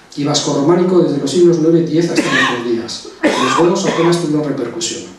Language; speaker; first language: Spanish; non-native, local second language; Basque